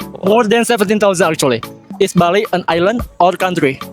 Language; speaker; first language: English; non-native, fluent; Indonesian